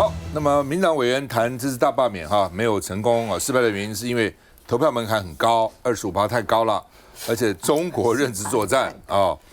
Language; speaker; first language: Chinese; native; Chinese